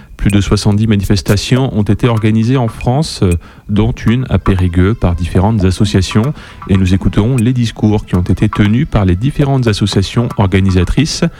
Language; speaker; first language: French; native; French